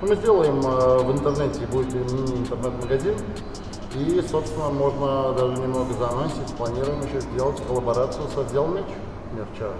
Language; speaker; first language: Russian; native; Russian